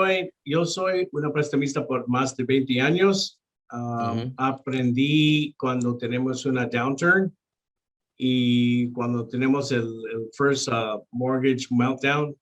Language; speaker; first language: Spanish; non-native, local second language; English